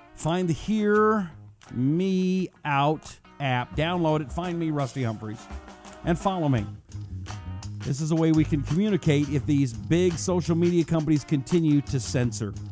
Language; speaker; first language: English; native; English